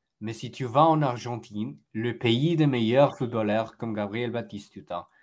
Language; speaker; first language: French; non-native, learner; Spanish